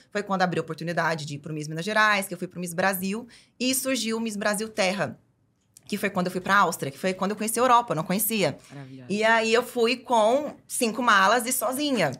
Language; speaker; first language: Portuguese; native; Portuguese